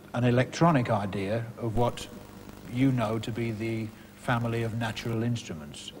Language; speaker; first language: English; native; English